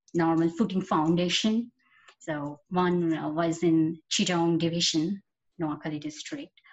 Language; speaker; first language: English; non-native, local second language; Bangla